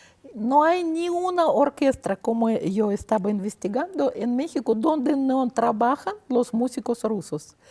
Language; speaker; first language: Spanish; non-native, fluent; Russian